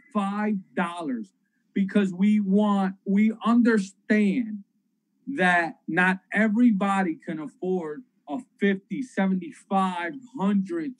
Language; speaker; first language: English; native; English